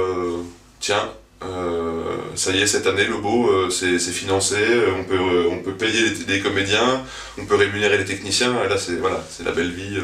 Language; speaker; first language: French; native; French